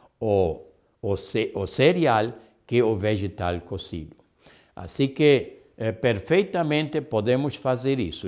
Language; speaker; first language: Portuguese; non-native, fluent; German